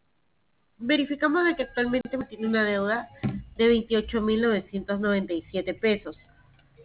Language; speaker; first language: Spanish; native; Spanish